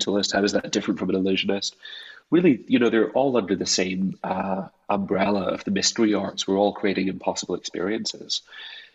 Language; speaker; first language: English; native; English